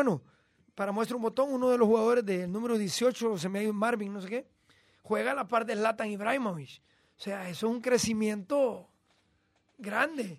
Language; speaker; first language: Spanish; native; Spanish